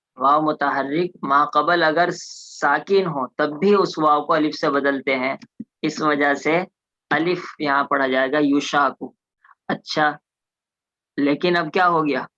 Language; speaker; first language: Urdu; native; Urdu